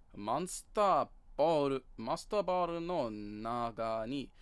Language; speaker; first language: Japanese; non-native, learner; English